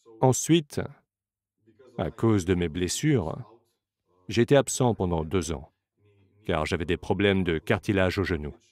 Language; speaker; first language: French; non-native, fluent; Slovenian